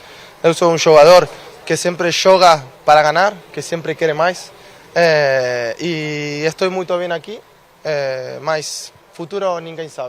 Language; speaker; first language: Portuguese; non-native, fluent; Spanish